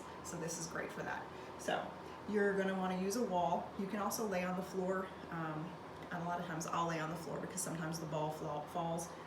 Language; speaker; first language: English; native; English